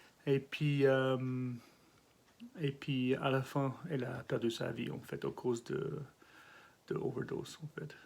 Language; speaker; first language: French; non-native, learner; English